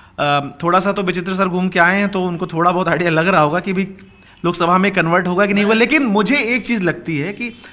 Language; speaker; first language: Hindi; native; Hindi